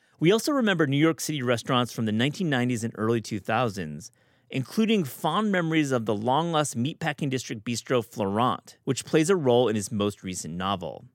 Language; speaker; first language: English; native; English